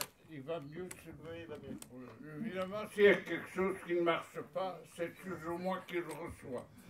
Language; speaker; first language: French; native; French